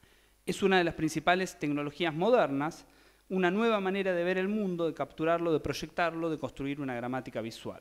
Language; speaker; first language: Spanish; native; Spanish